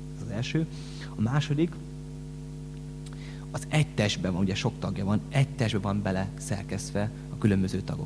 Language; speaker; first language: Hungarian; native; Hungarian